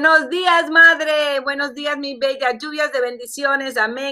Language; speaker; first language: Spanish; early bilingual, heritage; Spanish